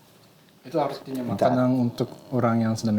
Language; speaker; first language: Indonesian; non-native, fluent; Japanese